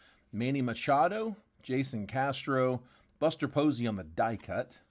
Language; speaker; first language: English; native; English